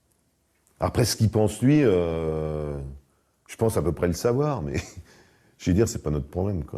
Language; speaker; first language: French; native; French